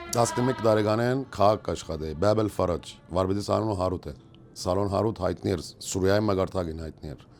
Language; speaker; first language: Armenian; early bilingual, heritage; Armenian